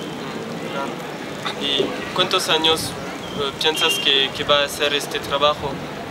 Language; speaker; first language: Spanish; non-native, fluent; French